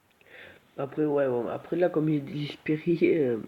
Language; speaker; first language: French; native; French